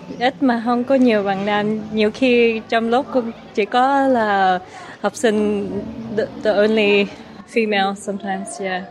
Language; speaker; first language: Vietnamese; early bilingual, heritage; Vietnamese